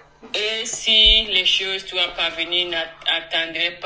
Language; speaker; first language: French; non-native, learner; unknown